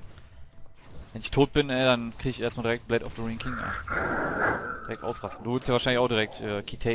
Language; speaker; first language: German; native; German